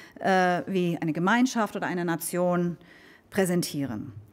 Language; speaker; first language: German; native; German